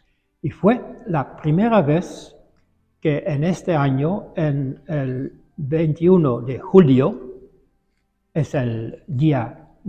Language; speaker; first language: Spanish; non-native, fluent; Dutch